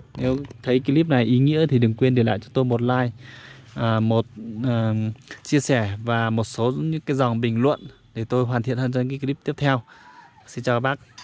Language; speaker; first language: Vietnamese; non-native, local second language; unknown